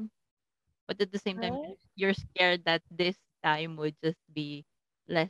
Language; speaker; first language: English; non-native, local second language; Filipino